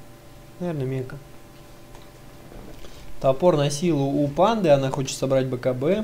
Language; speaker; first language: Russian; native; Russian